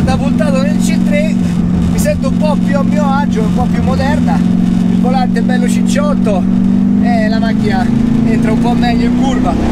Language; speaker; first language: Italian; native; Italian